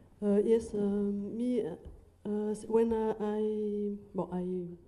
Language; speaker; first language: English; non-native, learner; French